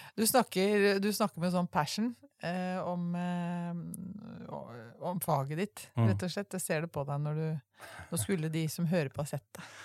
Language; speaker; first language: Norwegian; native; Norwegian